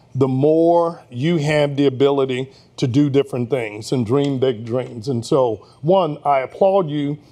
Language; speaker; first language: English; native; English